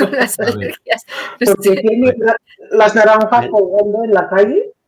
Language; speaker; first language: Spanish; non-native, fluent; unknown